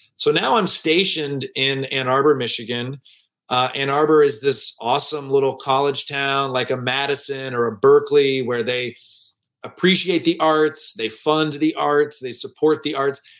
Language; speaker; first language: English; native; English